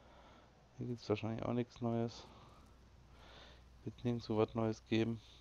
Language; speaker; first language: German; native; German